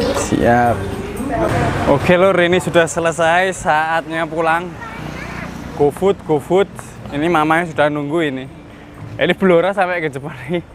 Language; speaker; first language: Indonesian; non-native, local second language; Javanese